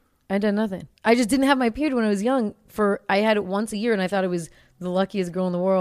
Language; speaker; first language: English; native; English